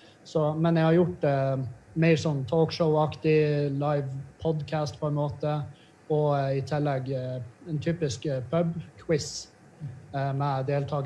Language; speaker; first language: Norwegian; native; Norwegian